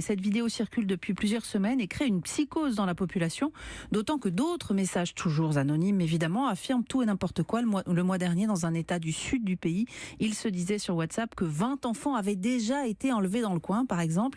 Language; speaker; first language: French; native; French